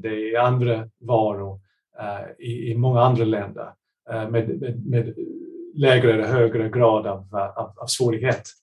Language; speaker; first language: Swedish; non-native, fluent; English